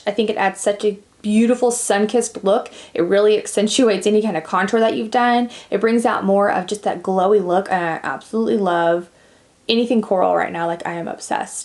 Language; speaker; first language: English; native; English